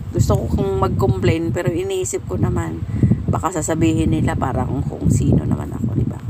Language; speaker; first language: Filipino; native; Filipino